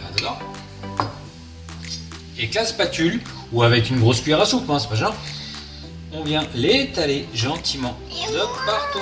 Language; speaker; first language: French; native; French